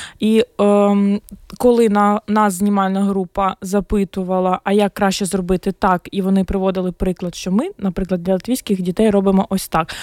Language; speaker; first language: Ukrainian; non-native, local second language; Russian